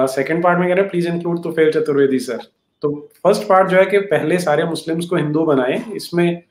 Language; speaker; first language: Hindi; native; Hindi